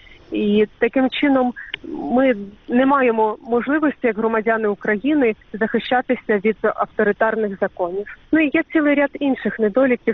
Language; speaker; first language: Ukrainian; native; Ukrainian